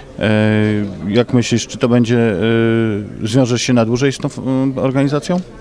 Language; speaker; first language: Polish; native; Polish